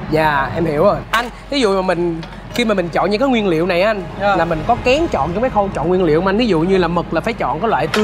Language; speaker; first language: Vietnamese; native; Vietnamese